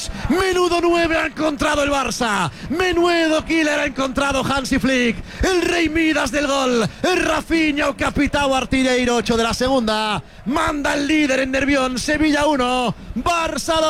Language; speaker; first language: Spanish; native; Spanish